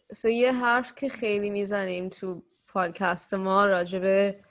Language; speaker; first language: Persian; early bilingual, other home language; English